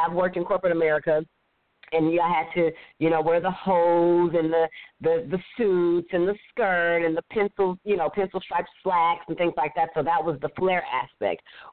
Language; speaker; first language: English; native; English